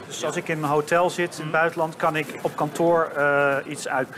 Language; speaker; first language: Dutch; native; Dutch